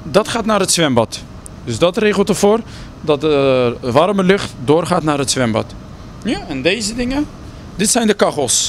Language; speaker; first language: Dutch; native; Dutch